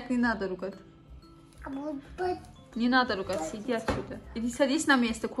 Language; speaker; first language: Russian; early bilingual, heritage; Azerbaijani